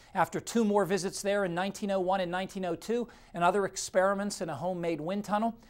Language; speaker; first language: English; native; English